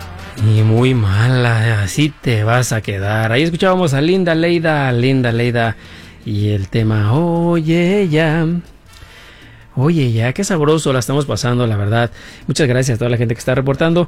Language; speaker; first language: Spanish; native; Spanish